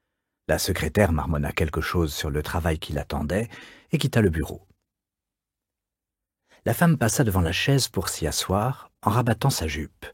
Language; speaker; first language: French; native; French